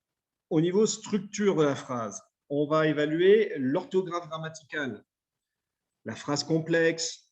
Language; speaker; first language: French; native; French